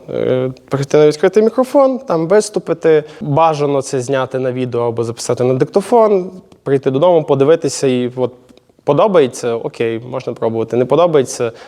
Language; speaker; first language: Ukrainian; native; Ukrainian